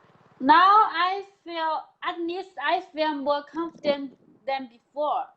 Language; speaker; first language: English; non-native, learner; Chinese